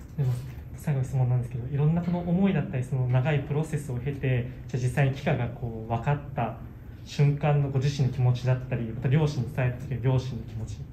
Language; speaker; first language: Japanese; native; Japanese